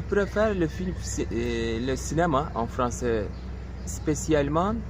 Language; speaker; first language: French; non-native, learner; Turkish